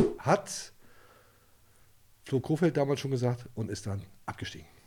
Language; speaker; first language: German; native; German